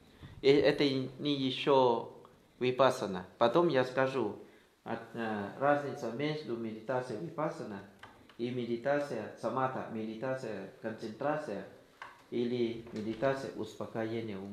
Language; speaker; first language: Russian; non-native, learner; Thai